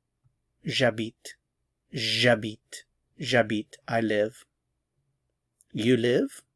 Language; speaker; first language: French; non-native, fluent; English